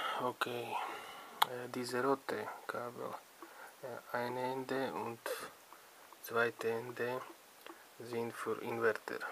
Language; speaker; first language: German; non-native, learner; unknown